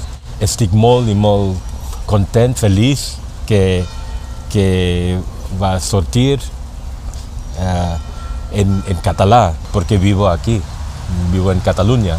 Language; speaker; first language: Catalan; non-native, learner; Thai